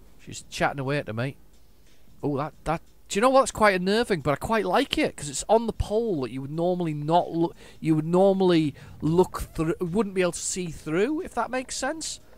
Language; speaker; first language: English; native; English